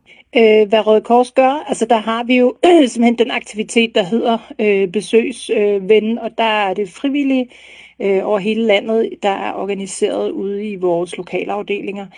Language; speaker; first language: Danish; native; Danish